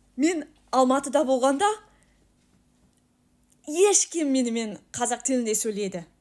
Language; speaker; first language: Kazakh; non-native, learner; English